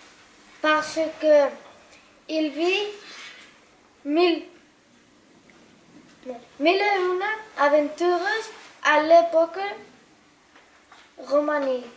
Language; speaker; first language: French; non-native, learner; Catalan